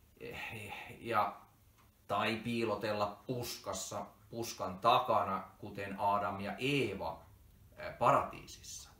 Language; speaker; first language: Finnish; native; Finnish